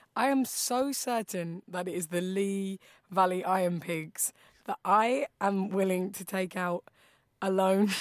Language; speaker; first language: English; native; English